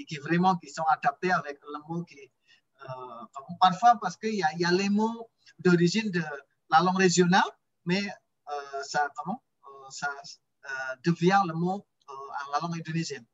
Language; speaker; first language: French; non-native, fluent; Indonesian